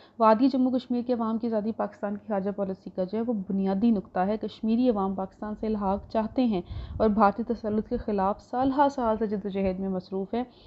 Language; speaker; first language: Urdu; non-native, local second language; Punjabi